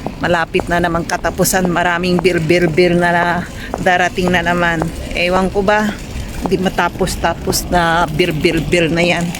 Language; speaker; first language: Filipino; native; Filipino